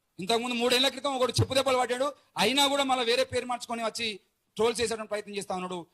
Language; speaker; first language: Telugu; native; Telugu